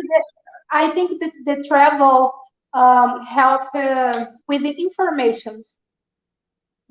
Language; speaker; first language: English; non-native, learner; Portuguese